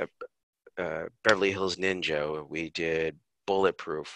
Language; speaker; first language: English; native; English